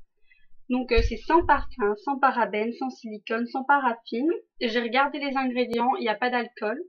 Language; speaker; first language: French; native; French